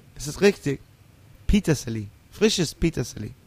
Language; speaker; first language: German; non-native, learner; English